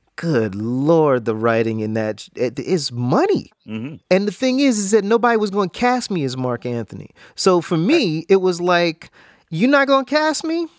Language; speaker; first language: English; native; English